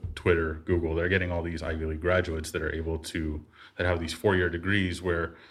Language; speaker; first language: English; native; English